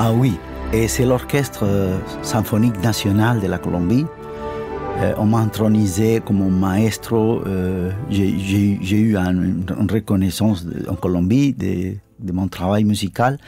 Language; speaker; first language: French; non-native, fluent; Spanish